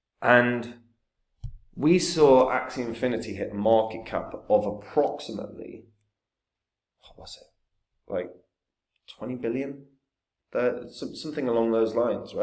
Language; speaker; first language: English; native; English